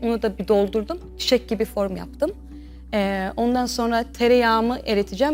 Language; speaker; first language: Turkish; early bilingual, heritage; Turkish